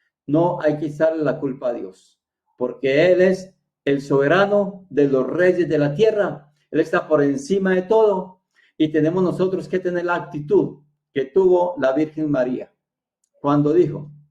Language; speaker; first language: Spanish; native; Spanish